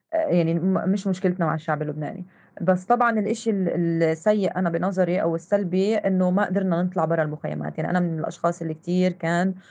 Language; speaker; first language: Arabic; native; Arabic